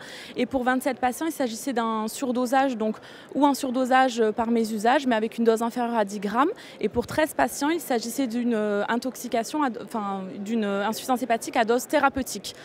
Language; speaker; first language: French; native; French